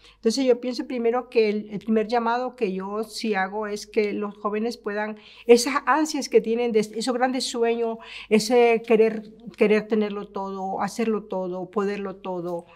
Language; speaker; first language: Spanish; native; Spanish